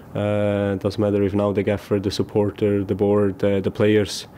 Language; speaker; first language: English; non-native, fluent; German